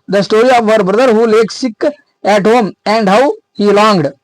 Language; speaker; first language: English; non-native, local second language; Kannada